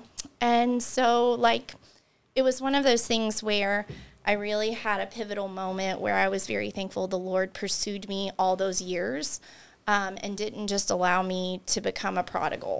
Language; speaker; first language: English; native; English